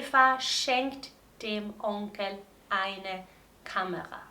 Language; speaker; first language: German; non-native, fluent; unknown